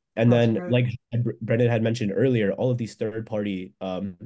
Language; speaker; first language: English; native; English